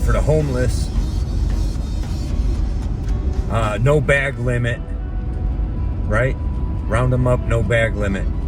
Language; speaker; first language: English; native; English